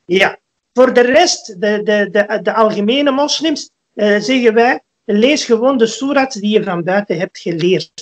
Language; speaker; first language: Dutch; early bilingual, other home language; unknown